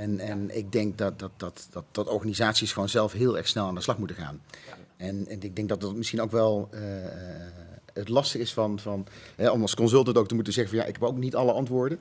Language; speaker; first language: Dutch; native; Dutch